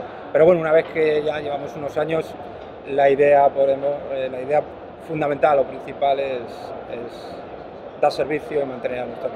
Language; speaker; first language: Spanish; native; Spanish